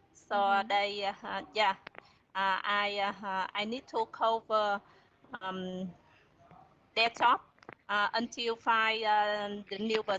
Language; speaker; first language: English; non-native, learner; Vietnamese